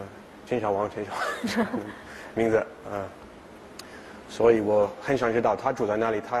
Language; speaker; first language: Chinese; non-native, fluent; English